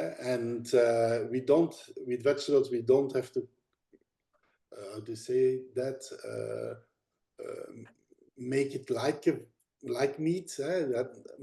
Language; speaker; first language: English; non-native, fluent; Dutch